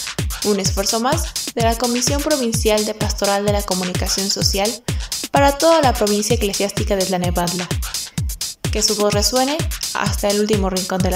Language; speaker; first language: Spanish; native; Spanish